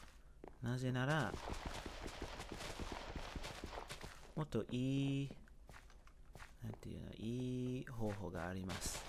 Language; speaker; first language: Japanese; non-native, learner; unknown